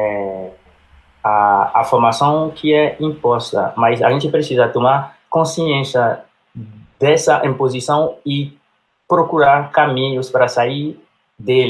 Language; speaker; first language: Portuguese; non-native, fluent; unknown